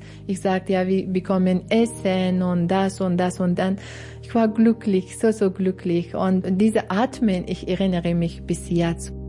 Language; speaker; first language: German; non-native, learner; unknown